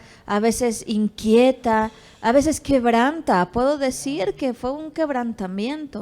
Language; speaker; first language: Spanish; native; Spanish